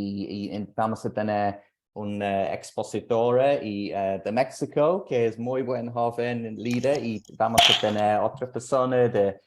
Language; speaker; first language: Spanish; non-native, fluent; English